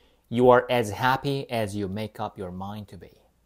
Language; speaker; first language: English; non-native, fluent; Korean